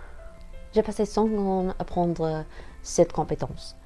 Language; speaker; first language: French; non-native, learner; English